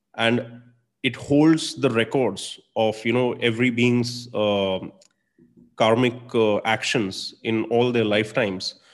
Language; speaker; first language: English; non-native, local second language; Hindi